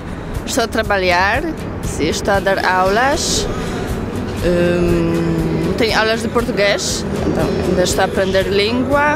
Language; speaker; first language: Portuguese; non-native, learner; Polish